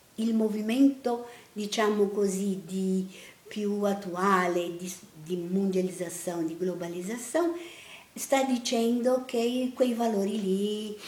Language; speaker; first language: Italian; non-native, fluent; Portuguese